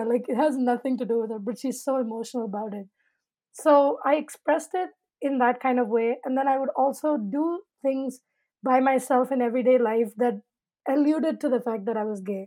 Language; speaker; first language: English; non-native, local second language; Malayalam